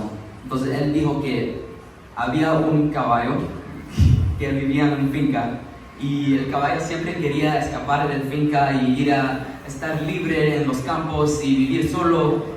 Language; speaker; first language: Spanish; early bilingual, heritage; Spanish